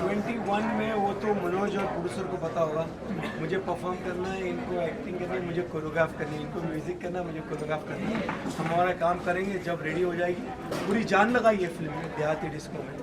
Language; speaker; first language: Hindi; native; Hindi